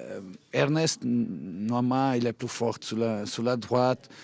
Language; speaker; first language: French; non-native, fluent; Portuguese